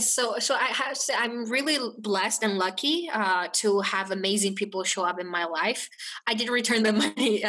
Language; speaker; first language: English; non-native, fluent; Chinese